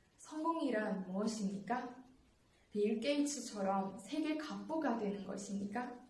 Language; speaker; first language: Korean; non-native, fluent; Chinese